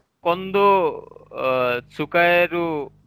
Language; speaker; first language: Japanese; non-native, learner; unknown